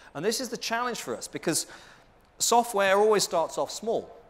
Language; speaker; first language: English; early bilingual, other home language; Portuguese